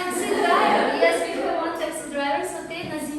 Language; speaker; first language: English; non-native, fluent; Uzbek